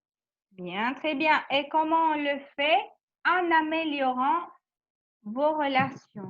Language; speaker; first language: French; non-native, fluent; Spanish